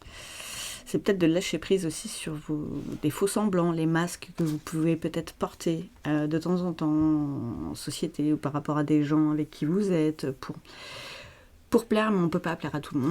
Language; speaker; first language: French; native; French